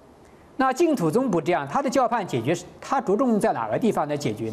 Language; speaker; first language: Chinese; native; Chinese